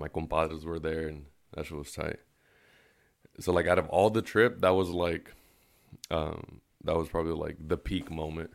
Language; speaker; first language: English; early bilingual, other home language; Spanish